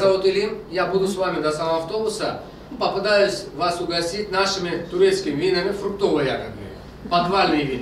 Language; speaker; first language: Russian; non-native, fluent; Turkish